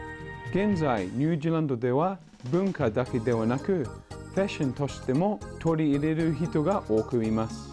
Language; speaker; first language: Japanese; non-native, fluent; English